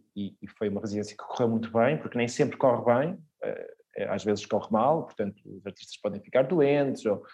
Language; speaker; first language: Portuguese; early bilingual, other home language; Swedish